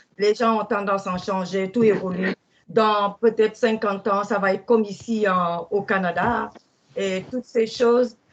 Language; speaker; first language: French; non-native, local second language; Wolof